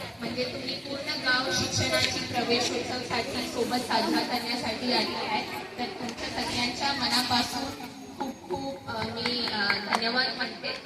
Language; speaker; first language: Marathi; non-native, fluent; Malayalam